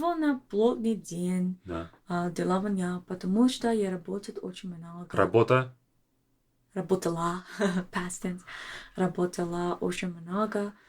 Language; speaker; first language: Russian; non-native, learner; English